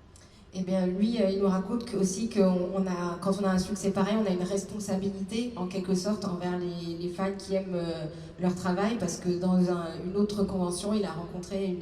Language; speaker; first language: French; native; French